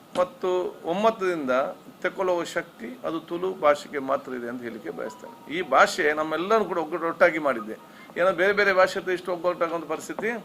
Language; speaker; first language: Kannada; non-native, local second language; Tulu